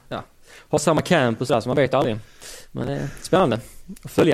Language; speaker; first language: Swedish; native; Swedish